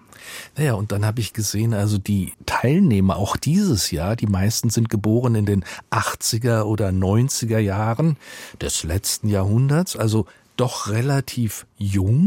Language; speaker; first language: German; native; German